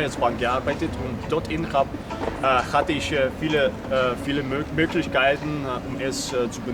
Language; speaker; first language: German; non-native, learner; Ukrainian